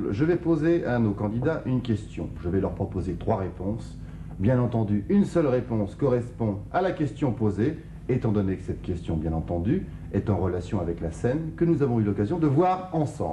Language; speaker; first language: French; native; French